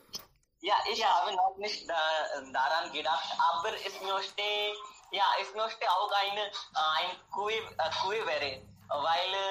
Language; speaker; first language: German; non-native, learner; Hindi